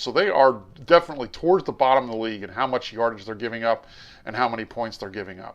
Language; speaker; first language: English; native; English